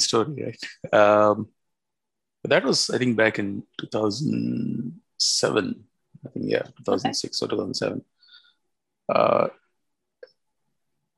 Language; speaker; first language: English; non-native, local second language; Marathi